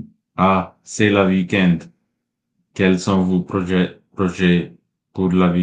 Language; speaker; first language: French; non-native, learner; Hindi